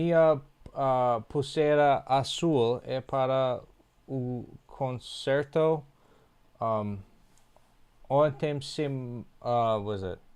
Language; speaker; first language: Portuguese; non-native, learner; English